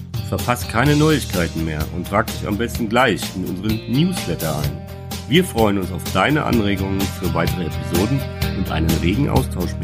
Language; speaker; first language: German; native; German